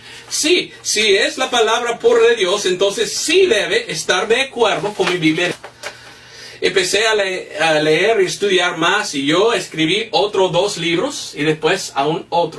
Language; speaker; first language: Spanish; non-native, fluent; English